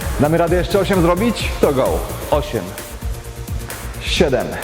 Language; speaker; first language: Polish; native; Polish